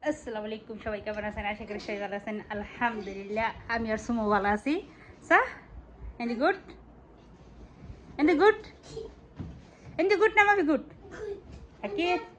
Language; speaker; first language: Arabic; non-native, learner; Bangla